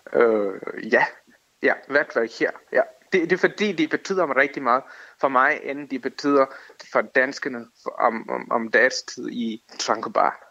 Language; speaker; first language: Danish; non-native, fluent; Tamil